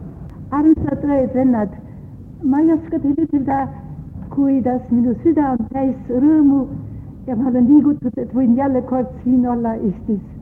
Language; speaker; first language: Estonian; early bilingual, heritage; Estonian